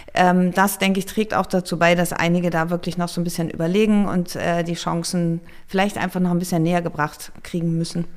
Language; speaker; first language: German; native; German